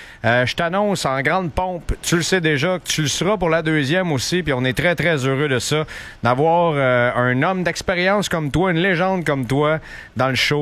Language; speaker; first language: French; native; French